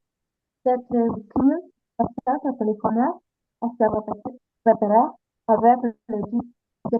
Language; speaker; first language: French; non-native, learner; Spanish